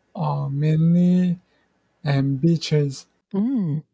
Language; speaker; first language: English; non-native, fluent; Morisyen